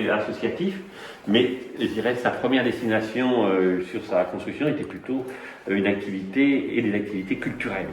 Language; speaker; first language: French; native; French